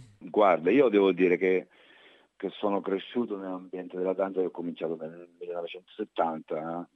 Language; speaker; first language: Italian; native; Italian